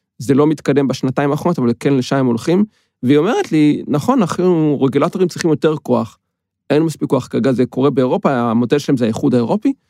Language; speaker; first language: Hebrew; native; Hebrew